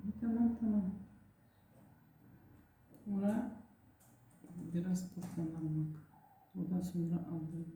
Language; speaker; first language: Turkish; non-native, learner; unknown